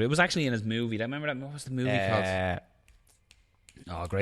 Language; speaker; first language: English; native; English